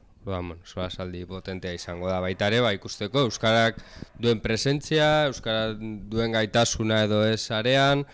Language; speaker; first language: Basque; native; Basque